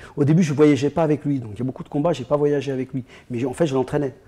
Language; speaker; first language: French; native; French